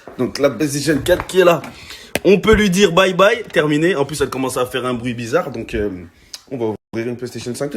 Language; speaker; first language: French; native; French